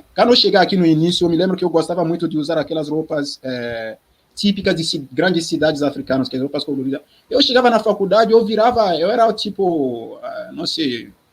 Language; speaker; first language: Portuguese; non-native, fluent; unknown